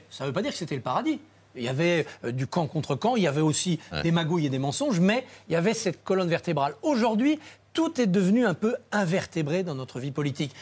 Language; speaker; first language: French; native; French